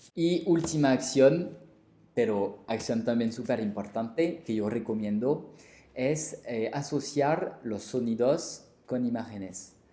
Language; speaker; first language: Spanish; non-native, fluent; French